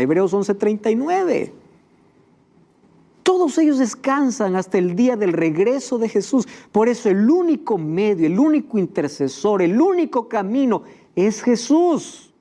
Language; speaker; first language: Spanish; native; Spanish